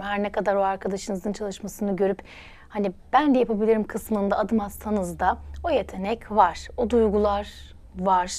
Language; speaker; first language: Turkish; native; Turkish